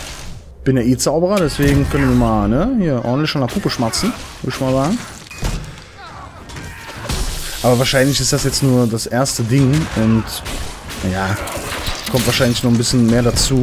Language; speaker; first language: German; native; German